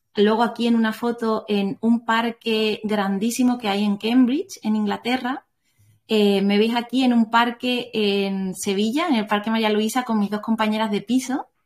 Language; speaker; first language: Spanish; native; Spanish